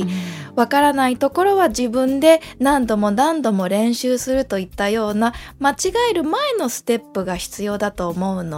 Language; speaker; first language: Japanese; native; Japanese